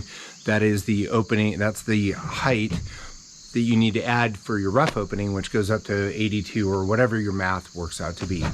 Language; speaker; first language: English; native; English